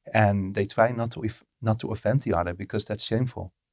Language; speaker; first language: English; non-native, fluent; Dutch